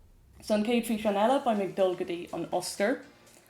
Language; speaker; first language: Irish; non-native, local second language; English